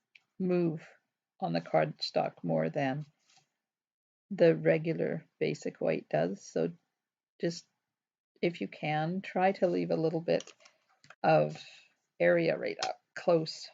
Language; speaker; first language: English; native; English